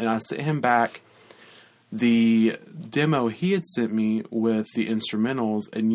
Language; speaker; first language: English; native; English